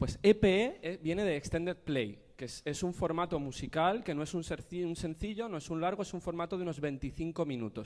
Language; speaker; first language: Spanish; native; Spanish